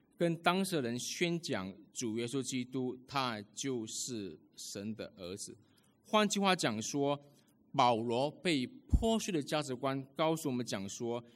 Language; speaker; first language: Chinese; early bilingual, heritage; Chinese